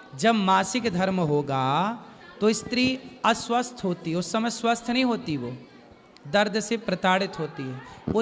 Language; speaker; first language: Hindi; native; Hindi